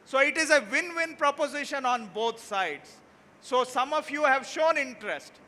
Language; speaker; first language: English; non-native, local second language; Kannada